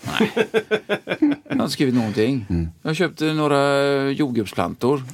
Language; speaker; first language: Swedish; native; Swedish